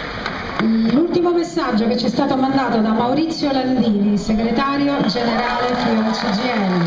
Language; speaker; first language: Italian; native; Italian